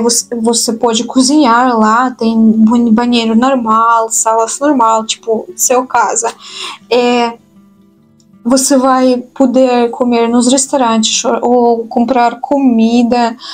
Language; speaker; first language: Portuguese; non-native, fluent; Russian